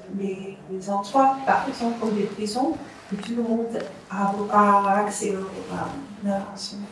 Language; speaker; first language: French; non-native, fluent; English